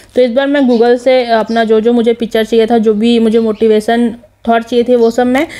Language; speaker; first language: Hindi; non-native, local second language; Nepali